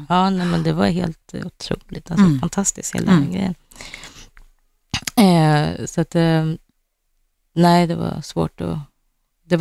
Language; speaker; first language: Swedish; native; Swedish